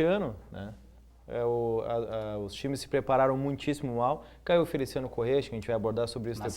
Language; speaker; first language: Portuguese; native; Portuguese